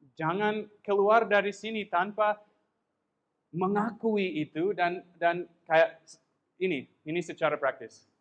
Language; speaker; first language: Indonesian; non-native, fluent; English